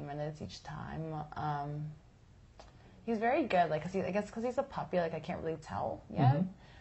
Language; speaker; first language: English; native; English